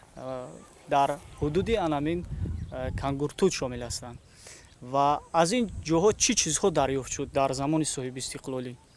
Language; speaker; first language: Tajik; native; Tajik